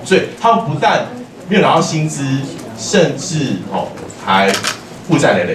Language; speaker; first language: Chinese; native; Chinese